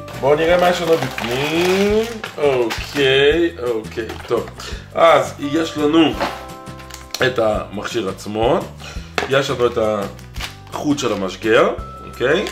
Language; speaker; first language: Hebrew; native; Hebrew